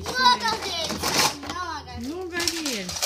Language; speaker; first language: Russian; early bilingual, heritage; Russian